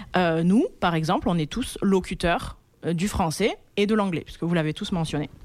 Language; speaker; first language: French; native; French